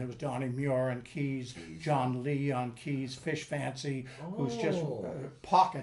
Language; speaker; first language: English; native; English